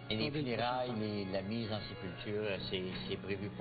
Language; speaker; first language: French; native; French